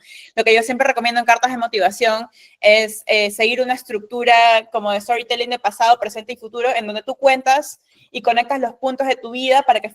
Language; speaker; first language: Spanish; native; Spanish